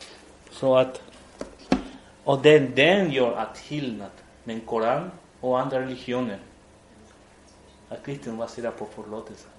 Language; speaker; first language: Swedish; non-native, fluent; Spanish